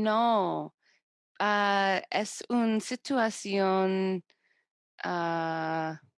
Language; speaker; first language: Spanish; non-native, learner; English